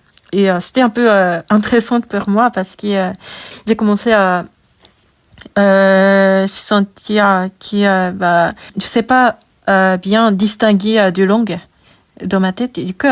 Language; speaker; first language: French; non-native, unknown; Japanese